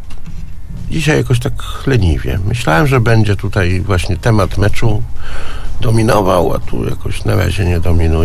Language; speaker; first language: Polish; native; Polish